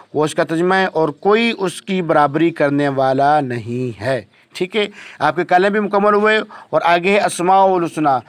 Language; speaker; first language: Urdu; native; Urdu